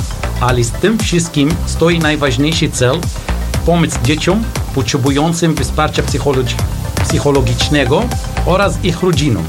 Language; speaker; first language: Polish; non-native, learner; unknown